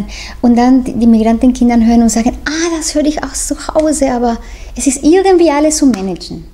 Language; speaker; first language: German; non-native, fluent; Spanish